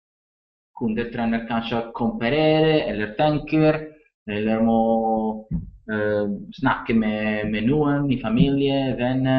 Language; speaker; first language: Norwegian; non-native, learner; Italian